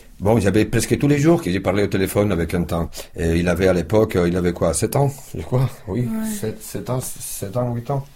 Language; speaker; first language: French; non-native, fluent; Spanish